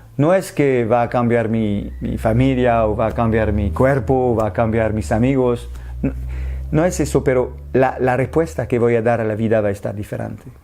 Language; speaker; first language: Spanish; non-native, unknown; French